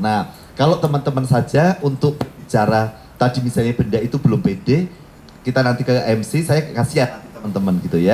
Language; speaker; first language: Indonesian; native; Indonesian